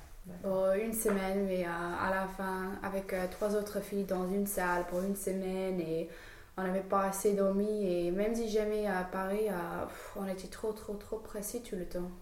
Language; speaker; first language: French; non-native, fluent; English